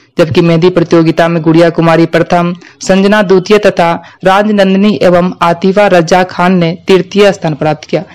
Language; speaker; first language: Hindi; native; Hindi